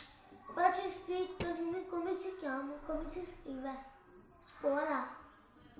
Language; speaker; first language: Italian; early bilingual, other home language; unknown